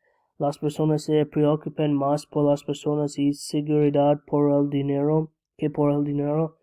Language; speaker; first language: Spanish; non-native, learner; English